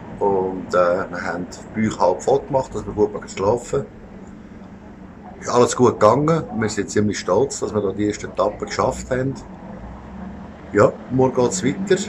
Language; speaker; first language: German; native; German